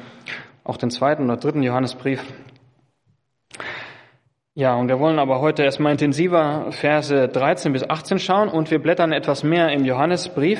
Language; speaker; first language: German; non-native, fluent; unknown